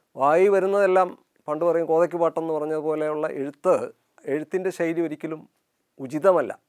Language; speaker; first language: Malayalam; native; Malayalam